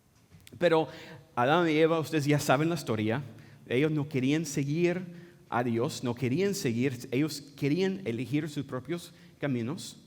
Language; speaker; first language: Spanish; non-native, fluent; English